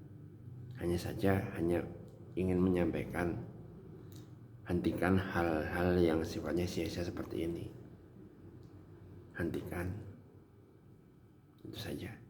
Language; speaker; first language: Indonesian; native; Indonesian